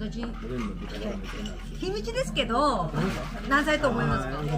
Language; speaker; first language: Japanese; non-native, learner; Korean